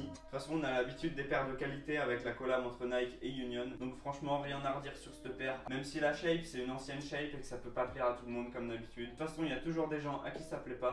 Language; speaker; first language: French; native; French